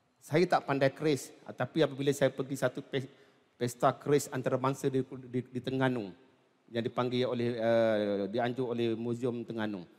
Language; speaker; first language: Malay; native; Malay